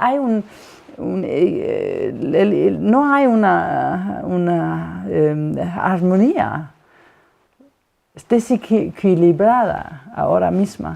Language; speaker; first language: Spanish; non-native, fluent; Danish